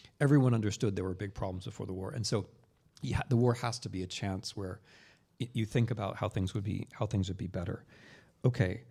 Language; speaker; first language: English; native; English